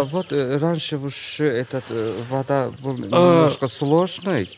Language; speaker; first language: Russian; non-native, local second language; Azerbaijani